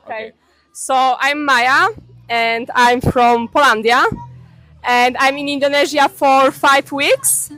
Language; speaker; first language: English; non-native, fluent; Polish